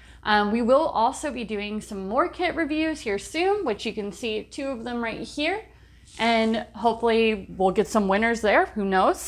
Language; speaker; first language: English; native; English